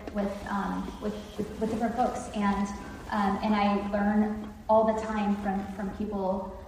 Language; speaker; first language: English; native; English